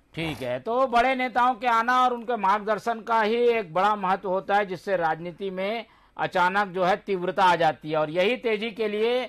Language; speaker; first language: Hindi; native; Hindi